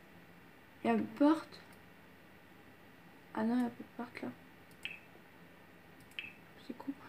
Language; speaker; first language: French; native; French